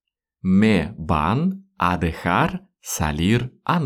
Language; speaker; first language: Spanish; non-native, fluent; Russian